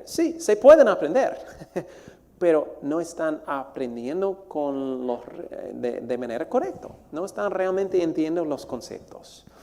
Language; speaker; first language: Spanish; non-native, fluent; English